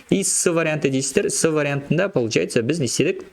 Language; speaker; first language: Russian; non-native, local second language; Kazakh